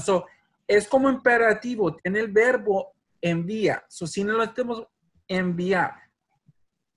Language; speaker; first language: Spanish; early bilingual, heritage; Spanish